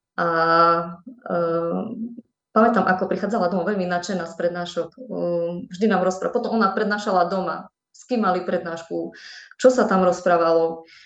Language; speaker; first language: Slovak; native; Slovak